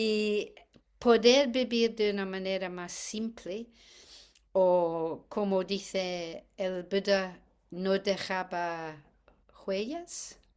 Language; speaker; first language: Spanish; non-native, fluent; English